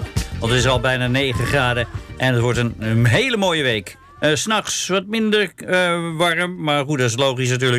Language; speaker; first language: Dutch; native; Dutch